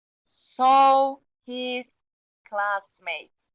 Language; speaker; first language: English; non-native, fluent; Turkish